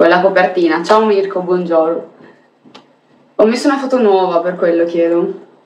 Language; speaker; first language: Italian; early bilingual, other home language; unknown